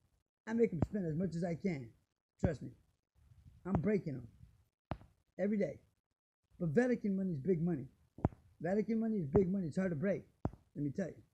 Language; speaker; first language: English; native; English